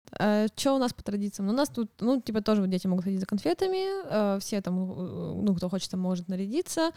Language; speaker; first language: Russian; native; Russian